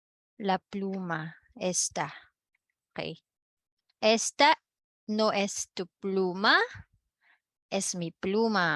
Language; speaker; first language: Spanish; non-native, fluent; Filipino